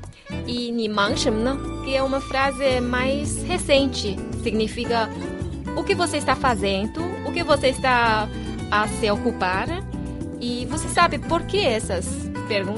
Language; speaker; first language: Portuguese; non-native, fluent; Chinese